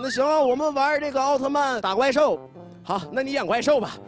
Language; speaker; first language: Chinese; early bilingual, other home language; English